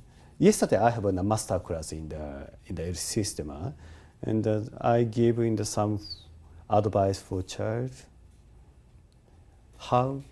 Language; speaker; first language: English; non-native, learner; Japanese